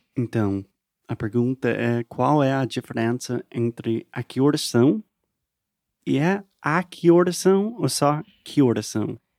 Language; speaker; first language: Portuguese; non-native, fluent; English